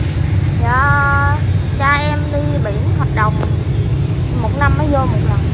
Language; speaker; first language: Vietnamese; native; Vietnamese